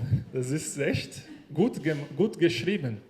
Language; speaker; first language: German; non-native, learner; Portuguese